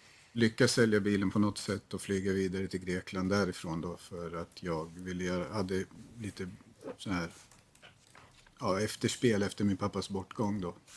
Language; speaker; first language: Swedish; native; Swedish